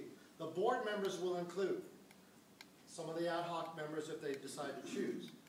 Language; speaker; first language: English; native; English